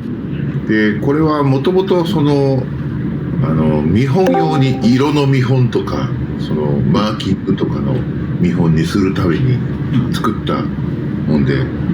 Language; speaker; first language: Japanese; native; Japanese